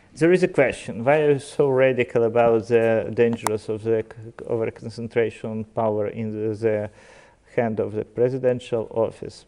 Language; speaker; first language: English; non-native, fluent; Ukrainian